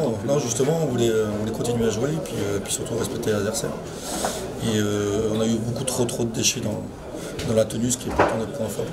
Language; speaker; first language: French; native; French